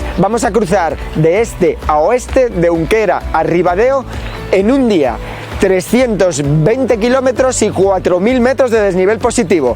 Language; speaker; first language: Spanish; native; Spanish